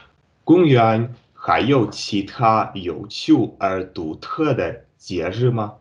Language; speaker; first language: Chinese; non-native, learner; Russian